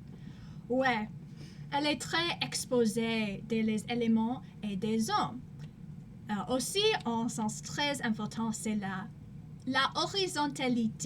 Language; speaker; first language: French; non-native, learner; English